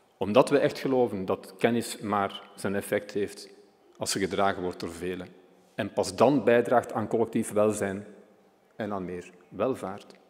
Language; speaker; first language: Dutch; native; Dutch